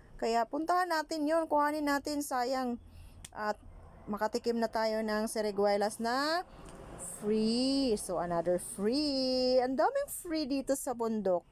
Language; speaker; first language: Filipino; non-native, local second language; Cebuano